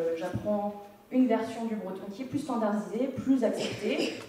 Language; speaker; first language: French; early bilingual, other home language; English